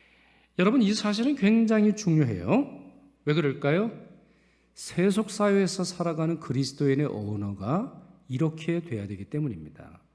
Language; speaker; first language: Korean; native; Korean